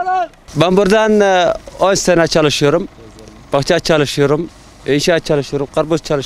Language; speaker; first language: Turkish; non-native, learner; Arabic